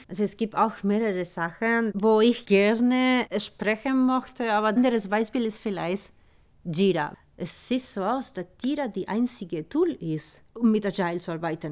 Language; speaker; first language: German; non-native, fluent; Spanish